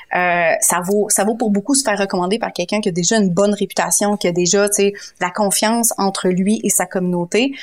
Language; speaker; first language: French; native; French